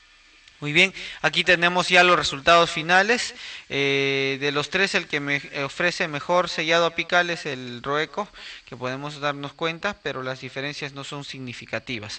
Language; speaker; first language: Spanish; native; Spanish